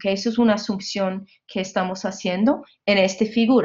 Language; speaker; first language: Spanish; non-native, fluent; English